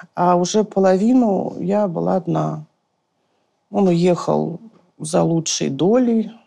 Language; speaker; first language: Russian; native; Russian